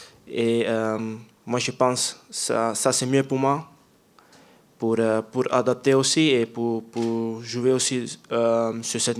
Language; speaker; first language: French; non-native, learner; Dutch